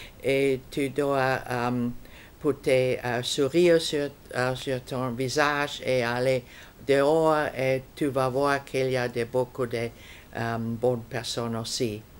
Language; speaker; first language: French; non-native, fluent; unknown